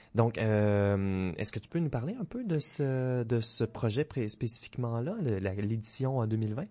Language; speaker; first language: French; native; French